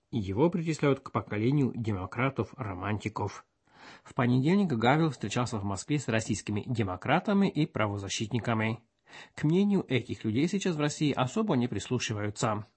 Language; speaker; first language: Russian; non-native, fluent; Czech